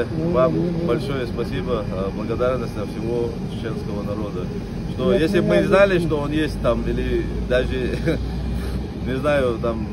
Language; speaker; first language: Russian; non-native, local second language; Chechen